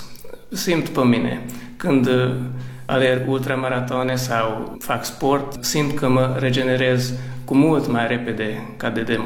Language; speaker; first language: Romanian; early bilingual, heritage; Romanian